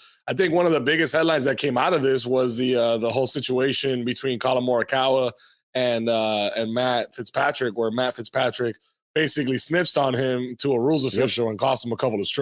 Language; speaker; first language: English; native; English